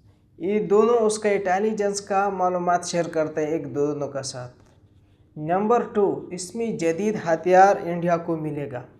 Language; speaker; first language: Hindi; non-native, local second language; Pashto